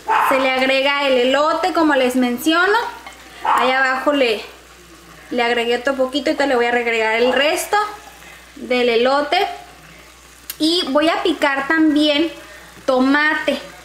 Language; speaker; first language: Spanish; native; Spanish